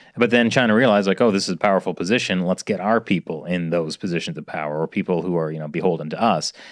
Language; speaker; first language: English; native; English